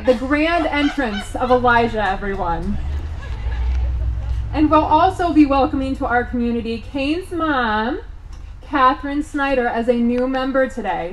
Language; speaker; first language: English; native; English